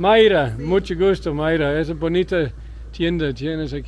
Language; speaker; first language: Spanish; non-native, learner; English